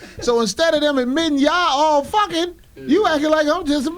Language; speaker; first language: English; native; English